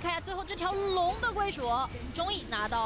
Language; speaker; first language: Chinese; native; Chinese